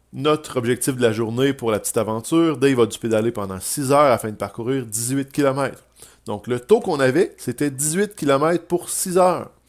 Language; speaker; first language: French; native; French